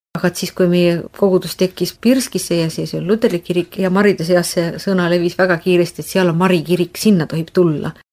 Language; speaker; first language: Estonian; native; Estonian